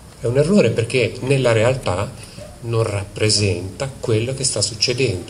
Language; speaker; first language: Italian; native; Italian